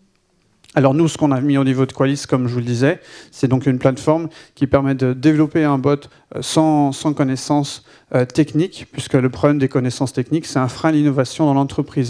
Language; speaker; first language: French; native; French